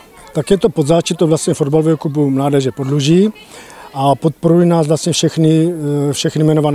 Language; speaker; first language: Czech; native; Czech